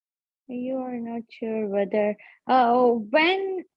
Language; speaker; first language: English; non-native, learner; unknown